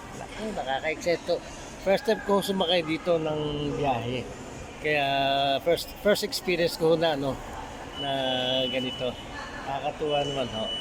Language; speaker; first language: Filipino; native; Filipino